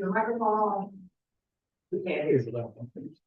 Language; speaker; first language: English; native; English